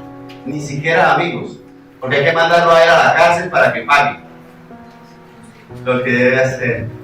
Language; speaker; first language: Spanish; native; Spanish